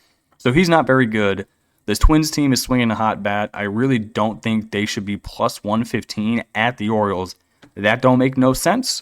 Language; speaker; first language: English; native; English